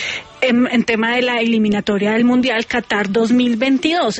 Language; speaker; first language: Spanish; native; Spanish